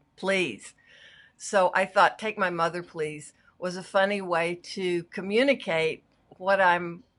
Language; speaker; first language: English; native; English